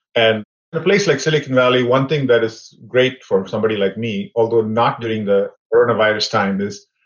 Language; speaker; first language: English; non-native, local second language; Tamil